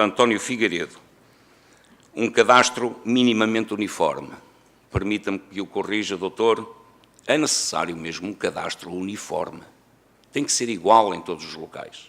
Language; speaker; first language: Portuguese; native; Portuguese